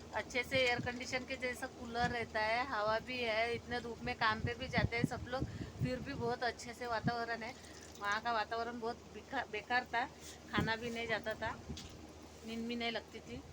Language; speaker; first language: Hindi; non-native, local second language; Marathi